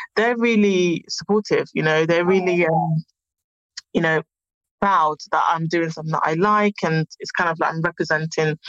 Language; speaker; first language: English; native; English